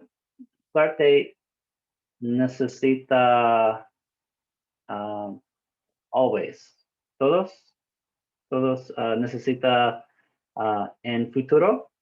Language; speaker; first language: Spanish; non-native, learner; English